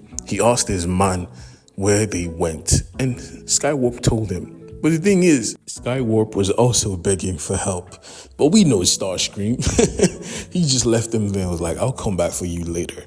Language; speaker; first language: English; native; English